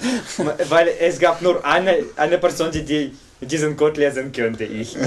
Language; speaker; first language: German; non-native, fluent; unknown